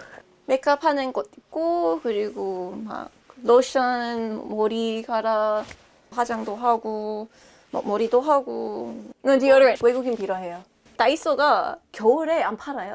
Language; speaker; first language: Korean; non-native, fluent; English